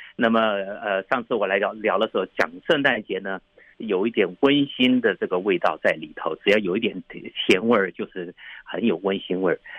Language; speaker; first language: Chinese; native; Chinese